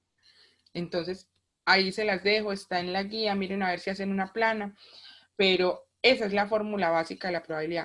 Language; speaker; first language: Spanish; native; Spanish